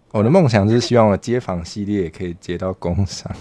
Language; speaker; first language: Chinese; native; Chinese